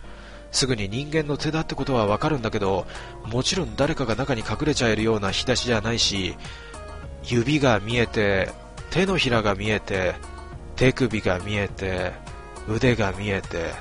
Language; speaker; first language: Japanese; native; Japanese